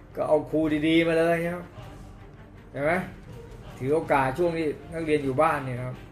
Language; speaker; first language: Thai; native; Thai